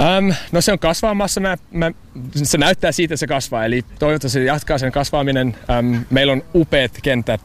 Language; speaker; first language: Finnish; non-native, learner; English